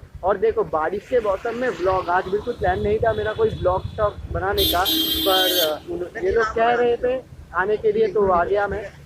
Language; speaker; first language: Hindi; non-native, local second language; Bangla